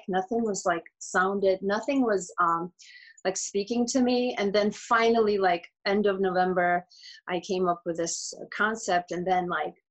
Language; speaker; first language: English; early bilingual, other home language; Georgian